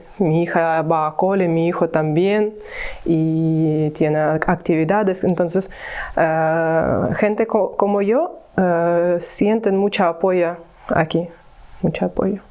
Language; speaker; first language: Spanish; non-native, learner; Ukrainian